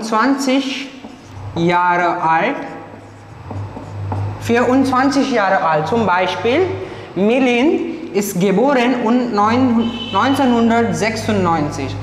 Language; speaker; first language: German; non-native, learner; Marathi